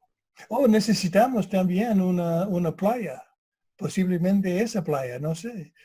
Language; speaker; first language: Spanish; non-native, fluent; English